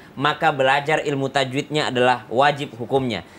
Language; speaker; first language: Indonesian; native; Indonesian